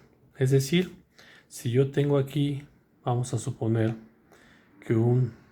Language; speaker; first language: Spanish; native; Spanish